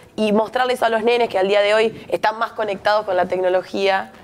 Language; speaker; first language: Spanish; native; Spanish